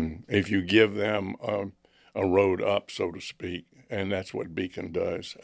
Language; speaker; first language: English; native; English